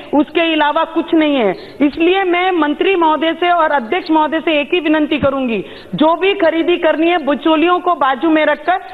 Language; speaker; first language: Hindi; non-native, local second language; Punjabi